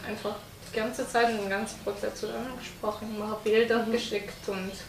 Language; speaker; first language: German; non-native, local second language; French